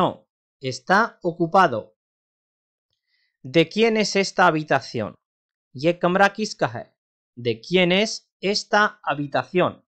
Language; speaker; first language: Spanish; non-native, fluent; Urdu